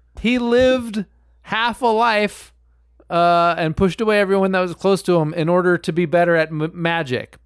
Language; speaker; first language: English; native; English